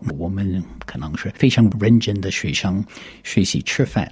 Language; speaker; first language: Chinese; non-native, fluent; English